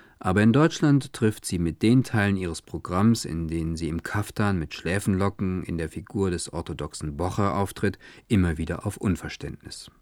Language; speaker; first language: German; native; German